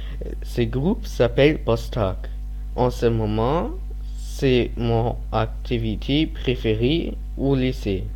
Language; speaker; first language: French; non-native, learner; German